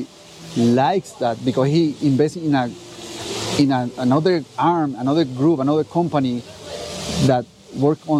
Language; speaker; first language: English; non-native, fluent; Spanish